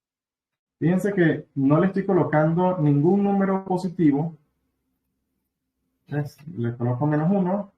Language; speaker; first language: Spanish; native; Spanish